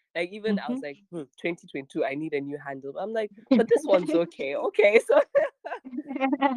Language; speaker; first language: English; non-native, local second language; Hausa